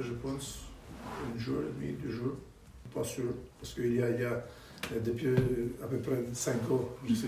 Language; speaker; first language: French; non-native, learner; Albanian